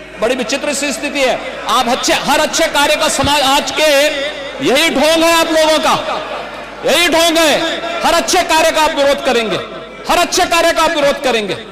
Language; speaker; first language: Hindi; native; Hindi